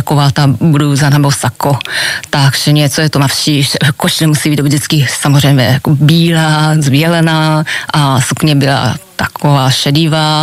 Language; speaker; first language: Czech; non-native, fluent; Japanese